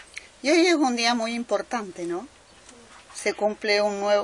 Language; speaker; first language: Spanish; native; Spanish